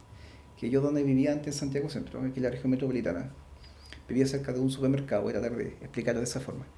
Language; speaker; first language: Spanish; native; Spanish